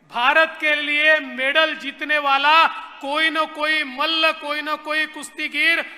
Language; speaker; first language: Hindi; non-native, local second language; Marathi